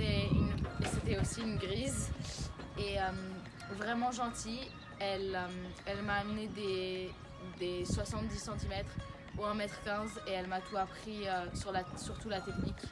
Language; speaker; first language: French; early bilingual, other home language; Italian